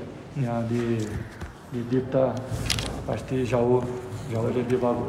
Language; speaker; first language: Indonesian; non-native, learner; Portuguese